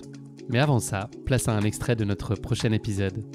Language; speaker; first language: French; native; French